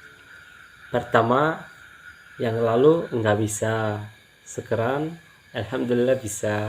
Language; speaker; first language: Indonesian; non-native, learner; Turkish